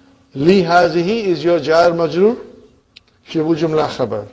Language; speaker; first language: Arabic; non-native, fluent; English